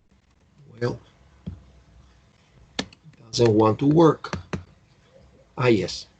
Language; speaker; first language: English; non-native, fluent; Spanish